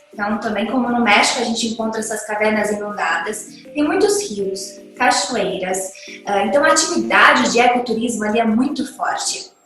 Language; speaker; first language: Portuguese; native; Portuguese